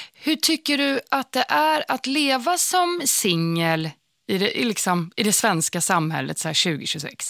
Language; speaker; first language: Swedish; native; Swedish